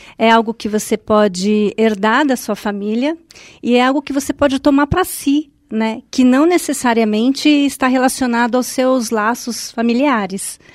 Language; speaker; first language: Portuguese; native; Portuguese